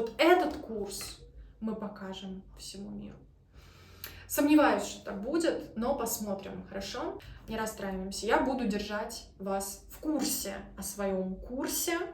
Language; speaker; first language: Russian; native; Russian